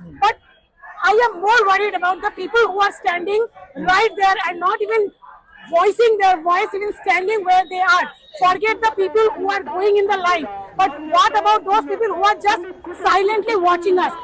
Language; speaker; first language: English; non-native, local second language; Bangla